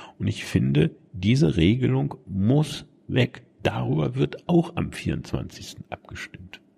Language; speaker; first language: German; native; German